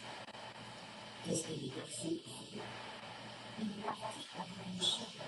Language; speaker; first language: French; non-native, learner; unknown